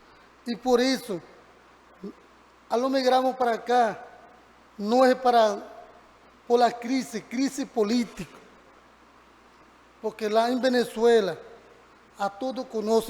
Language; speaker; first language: Portuguese; non-native, learner; Spanish